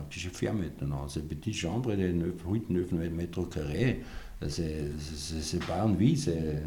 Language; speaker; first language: French; non-native, fluent; German